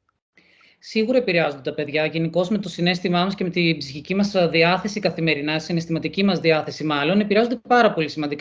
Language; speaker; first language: Greek; native; Greek